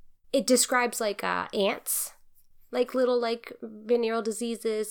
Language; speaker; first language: English; native; English